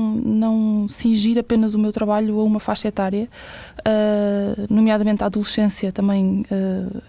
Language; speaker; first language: Portuguese; early bilingual, other home language; English